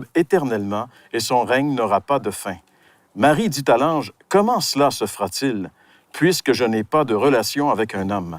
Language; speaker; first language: French; native; French